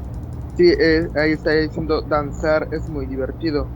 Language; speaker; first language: Spanish; native; Spanish